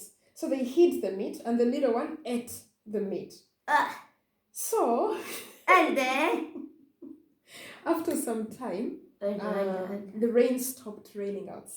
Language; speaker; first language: English; non-native, fluent; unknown